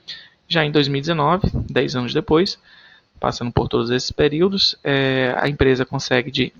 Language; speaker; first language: Portuguese; native; Portuguese